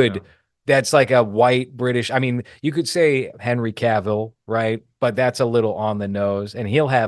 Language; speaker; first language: English; native; English